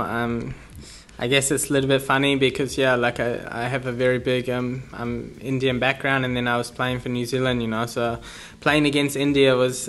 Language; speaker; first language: English; native; English